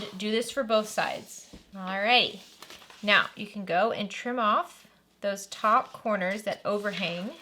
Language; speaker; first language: English; native; English